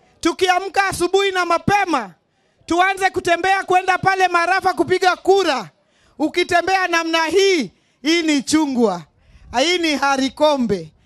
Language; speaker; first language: Swahili; non-native, local second language; Luo (Kenya and Tanzania)